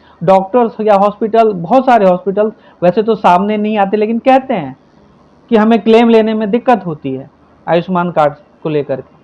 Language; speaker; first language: Hindi; native; Hindi